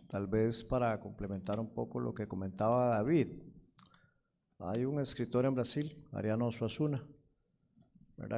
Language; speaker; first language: Spanish; native; Spanish